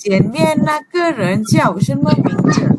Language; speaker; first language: Chinese; non-native, fluent; Indonesian